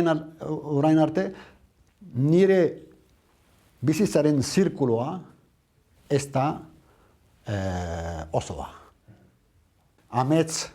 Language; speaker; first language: Basque; non-native, learner; Arabic